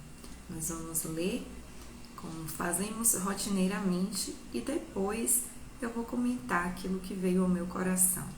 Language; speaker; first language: Portuguese; native; Portuguese